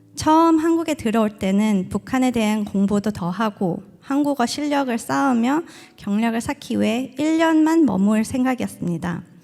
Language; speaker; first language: Korean; early bilingual, heritage; Korean